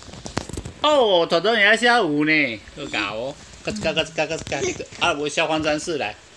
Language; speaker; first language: Chinese; native; Chinese